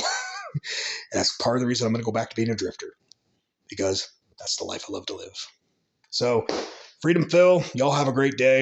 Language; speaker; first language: English; native; English